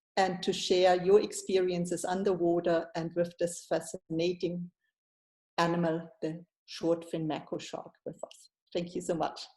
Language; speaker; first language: English; non-native, fluent; German